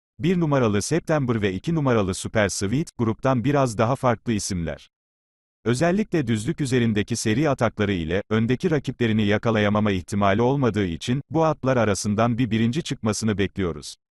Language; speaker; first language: Turkish; native; Turkish